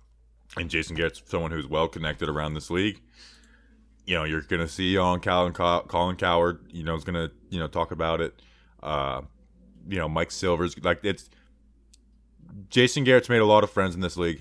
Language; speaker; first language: English; native; English